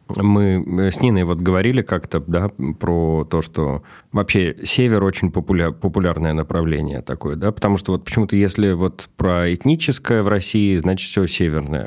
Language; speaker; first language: Russian; native; Russian